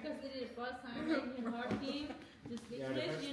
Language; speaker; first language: English; non-native, learner; Vietnamese